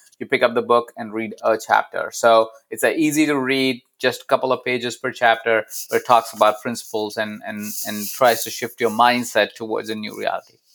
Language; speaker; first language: English; non-native, local second language; Hindi